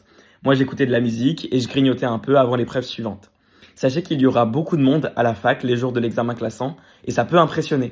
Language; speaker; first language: French; native; French